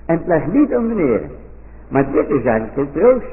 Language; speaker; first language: Dutch; native; Dutch